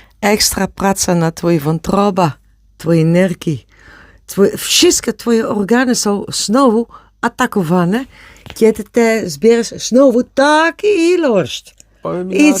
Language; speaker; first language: Polish; non-native, learner; Dutch